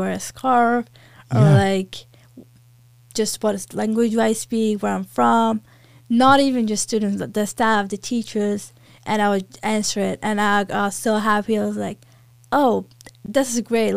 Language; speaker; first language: English; non-native, fluent; Persian